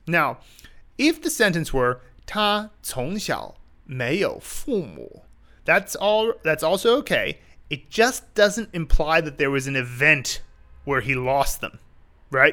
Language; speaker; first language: English; native; English